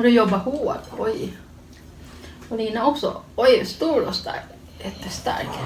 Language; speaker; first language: Swedish; non-native, learner; Thai